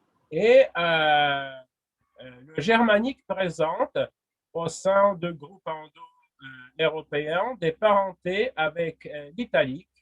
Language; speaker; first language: French; non-native, fluent; Russian